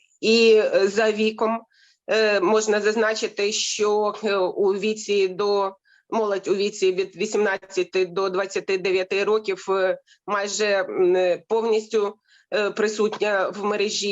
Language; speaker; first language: Ukrainian; native; Ukrainian